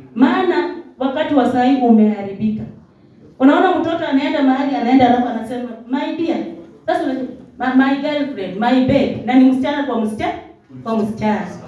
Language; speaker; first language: Swahili; native; Swahili